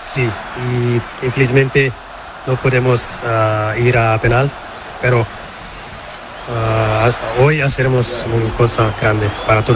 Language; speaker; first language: Spanish; non-native, learner; Portuguese